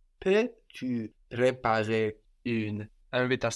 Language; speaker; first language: French; non-native, fluent; English